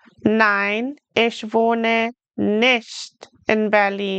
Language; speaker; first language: German; non-native, fluent; English